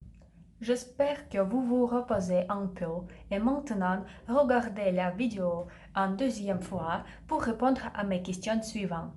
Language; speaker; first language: French; non-native, fluent; Russian